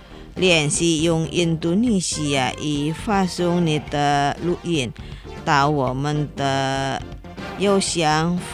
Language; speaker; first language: Chinese; non-native, fluent; Indonesian